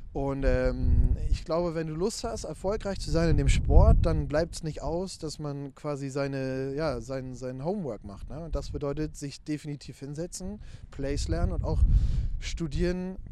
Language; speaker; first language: German; native; German